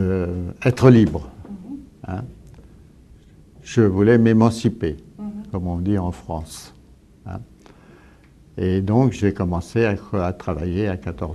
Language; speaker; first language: French; early bilingual, other home language; Italian